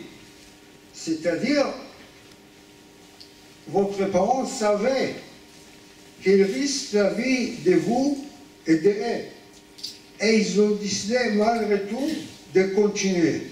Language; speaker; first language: French; non-native, fluent; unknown